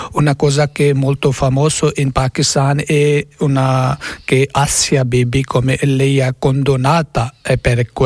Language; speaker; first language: Italian; non-native, learner; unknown